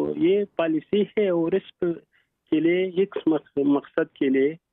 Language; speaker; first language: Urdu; non-native, fluent; Pashto